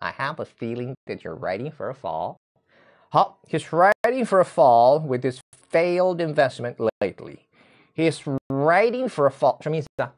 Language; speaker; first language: English; non-native, fluent; Chinese